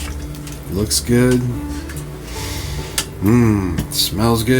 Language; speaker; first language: English; native; English